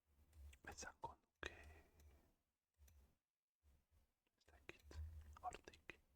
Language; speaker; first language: Basque; non-native, learner; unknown